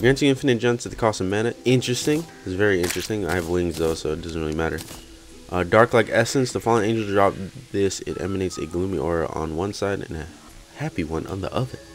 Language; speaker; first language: English; native; English